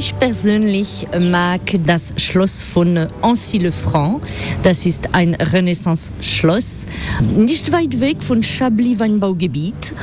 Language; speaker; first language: German; non-native, fluent; French